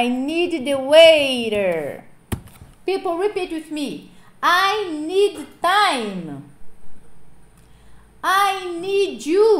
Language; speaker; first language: English; non-native, fluent; Portuguese